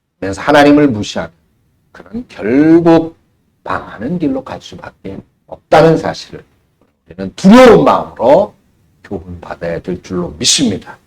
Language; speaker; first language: Korean; native; Korean